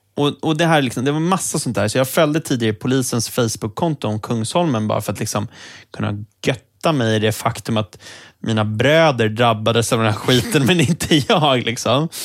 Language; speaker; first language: Swedish; native; Swedish